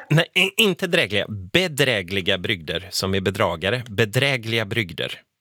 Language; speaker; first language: Swedish; native; Swedish